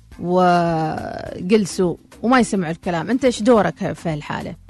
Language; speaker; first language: Arabic; native; Arabic